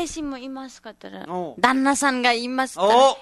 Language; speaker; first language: Japanese; non-native, learner; Nepali